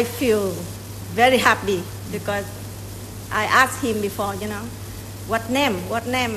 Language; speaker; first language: English; non-native, learner; Vietnamese